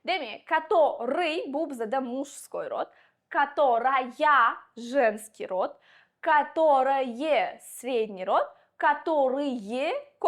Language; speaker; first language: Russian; non-native, local second language; Uzbek